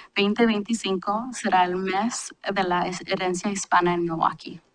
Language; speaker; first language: Spanish; early bilingual, heritage; Spanish